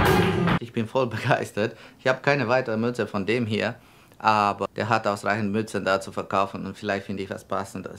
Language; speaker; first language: German; non-native, fluent; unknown